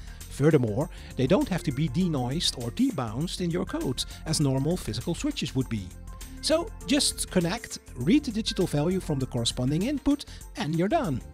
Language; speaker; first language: English; non-native, fluent; Dutch